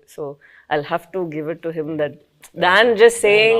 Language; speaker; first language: Telugu; non-native, local second language; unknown